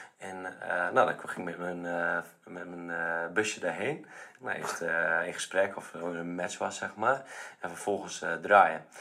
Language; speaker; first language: Dutch; native; Dutch